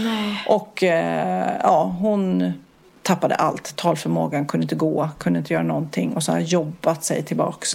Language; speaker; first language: Swedish; native; Swedish